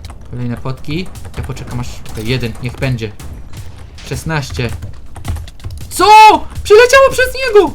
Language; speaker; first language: Polish; native; Polish